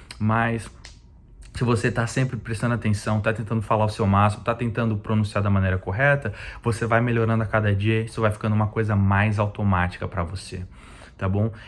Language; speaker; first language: Portuguese; native; Portuguese